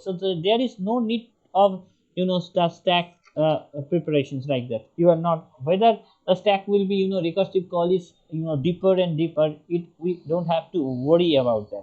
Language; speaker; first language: English; non-native, local second language; Bangla